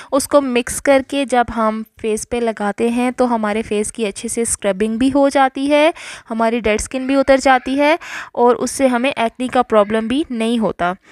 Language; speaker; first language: Urdu; native; Urdu